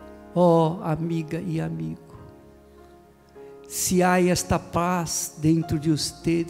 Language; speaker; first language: Portuguese; non-native, fluent; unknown